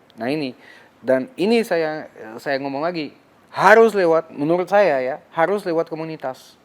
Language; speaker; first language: Indonesian; non-native, fluent; French